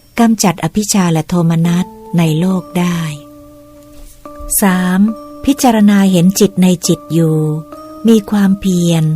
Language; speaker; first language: Thai; native; Thai